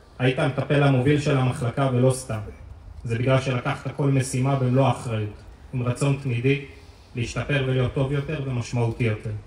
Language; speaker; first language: Hebrew; native; Hebrew